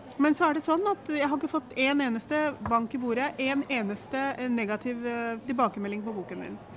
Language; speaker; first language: Norwegian; early bilingual, other home language; Urdu